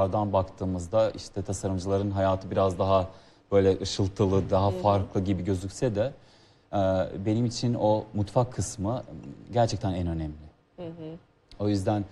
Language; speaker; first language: Turkish; non-native, fluent; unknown